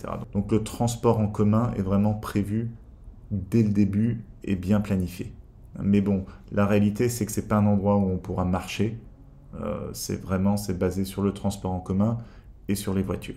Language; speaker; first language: French; native; French